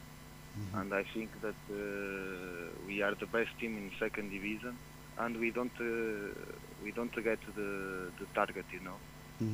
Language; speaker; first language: English; non-native, fluent; Portuguese